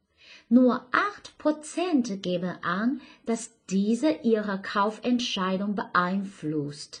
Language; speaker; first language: German; non-native, fluent; Chinese